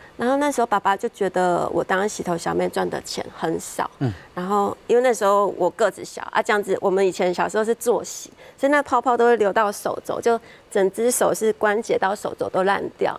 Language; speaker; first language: Chinese; native; Chinese